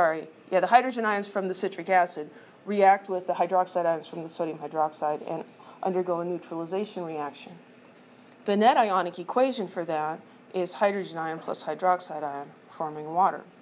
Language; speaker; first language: English; native; English